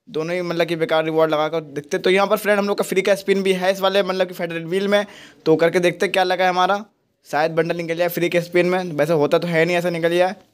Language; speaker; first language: Hindi; native; Hindi